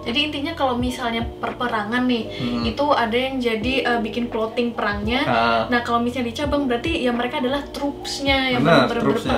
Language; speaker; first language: Indonesian; native; Indonesian